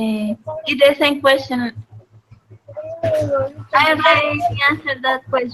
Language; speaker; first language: English; non-native, learner; Spanish